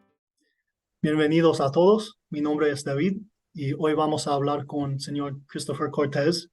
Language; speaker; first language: Spanish; non-native, learner; English